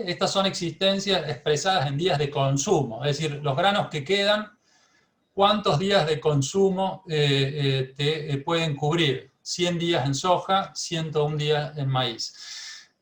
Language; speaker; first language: Spanish; native; Spanish